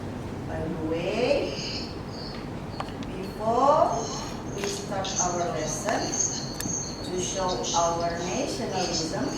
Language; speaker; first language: English; non-native, local second language; Indonesian